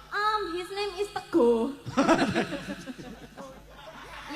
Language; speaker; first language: English; non-native, learner; Javanese